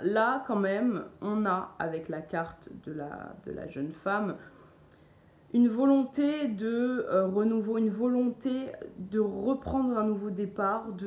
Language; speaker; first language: French; native; French